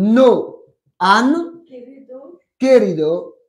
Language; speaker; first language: Spanish; non-native, fluent; French